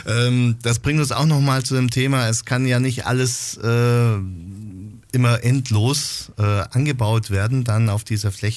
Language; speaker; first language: German; native; German